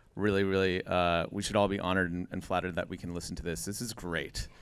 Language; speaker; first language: English; native; English